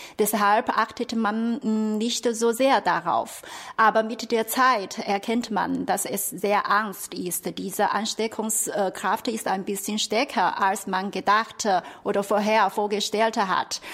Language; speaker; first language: German; non-native, fluent; Chinese